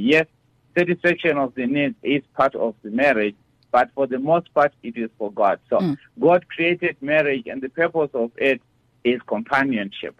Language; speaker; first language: English; non-native, local second language; Shona